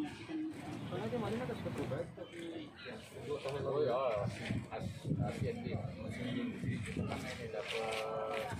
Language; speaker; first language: Indonesian; non-native, fluent; Portuguese